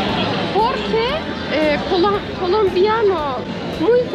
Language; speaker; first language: Spanish; non-native, learner; Turkish